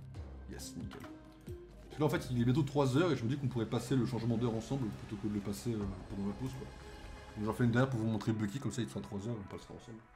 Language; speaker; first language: French; native; French